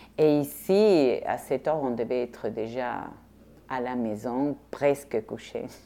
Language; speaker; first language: French; non-native, fluent; Spanish